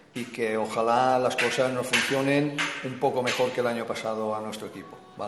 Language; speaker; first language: Spanish; non-native, local second language; Catalan